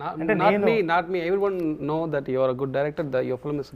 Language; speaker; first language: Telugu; non-native, learner; Tamil